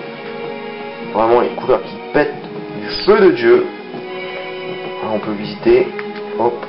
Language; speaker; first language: French; native; French